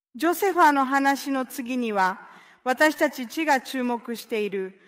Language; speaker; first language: Japanese; non-native, fluent; Spanish